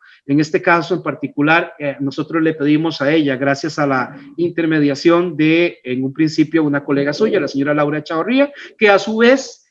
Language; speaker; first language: Spanish; native; Spanish